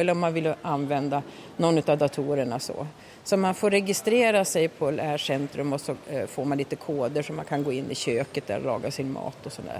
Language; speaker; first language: Swedish; native; Swedish